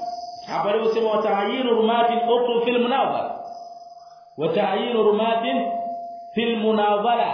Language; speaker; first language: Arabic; non-native, fluent; Swahili